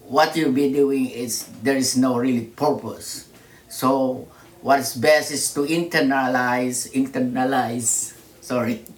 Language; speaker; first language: English; non-native, local second language; Filipino